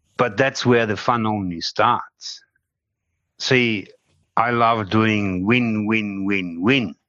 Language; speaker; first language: English; non-native, fluent; German